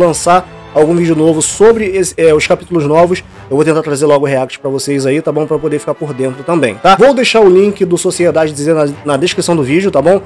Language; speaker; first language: Portuguese; native; Portuguese